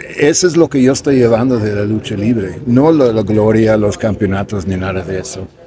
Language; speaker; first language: Spanish; non-native, fluent; English